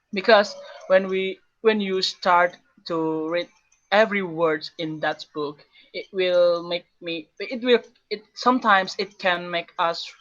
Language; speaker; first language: English; non-native, learner; Indonesian